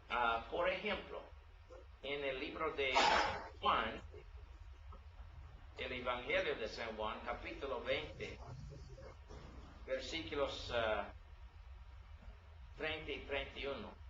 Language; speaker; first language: Spanish; non-native, learner; English